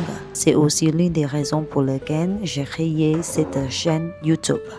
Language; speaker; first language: French; non-native, fluent; Vietnamese